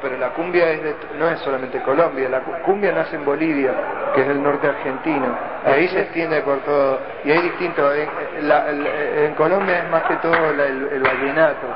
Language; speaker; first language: Spanish; native; Spanish